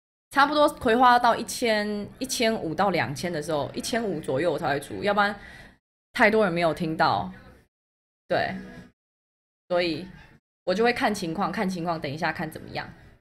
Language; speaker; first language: Chinese; native; Chinese